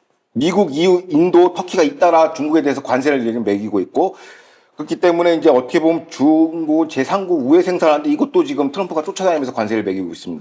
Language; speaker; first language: Korean; native; Korean